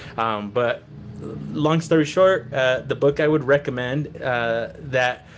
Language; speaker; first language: English; early bilingual, other home language; Spanish